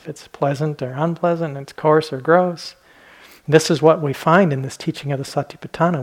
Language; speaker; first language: English; native; English